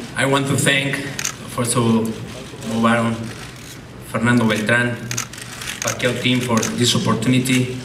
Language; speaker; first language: English; non-native, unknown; Spanish